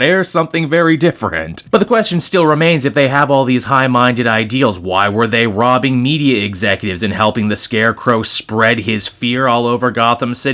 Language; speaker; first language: English; native; English